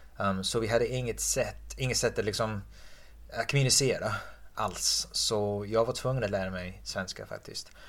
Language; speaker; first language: Swedish; non-native, fluent; English